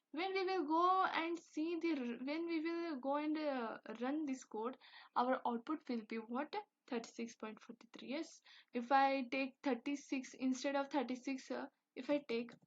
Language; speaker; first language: English; non-native, local second language; Hindi